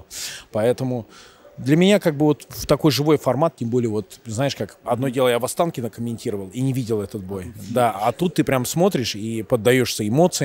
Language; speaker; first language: Russian; native; Russian